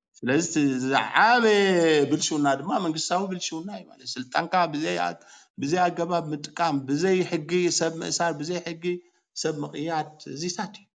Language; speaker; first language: Tigrinya; native; Tigrinya